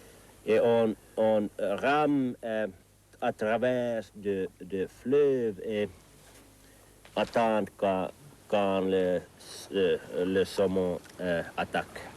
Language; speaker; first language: French; non-native, learner; Finnish